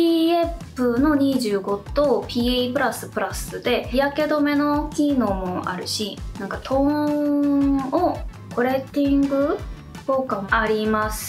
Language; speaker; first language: Japanese; non-native, fluent; Korean